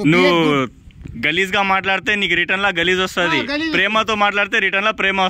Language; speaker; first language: Telugu; native; Telugu